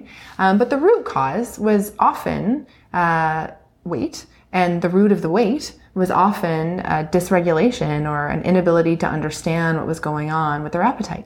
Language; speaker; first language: English; native; English